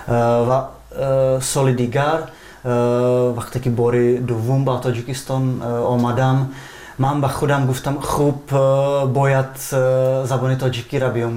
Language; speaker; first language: Tajik; non-native, fluent; Czech